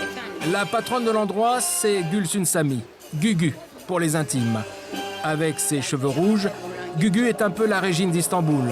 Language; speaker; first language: French; native; French